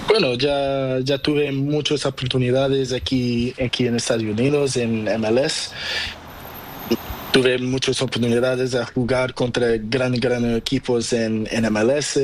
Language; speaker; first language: Spanish; non-native, learner; Portuguese